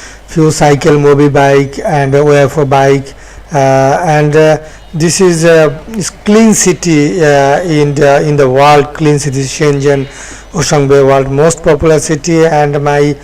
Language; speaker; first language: English; non-native, learner; Bangla